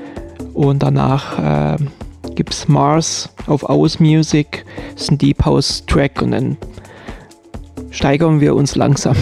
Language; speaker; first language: German; native; German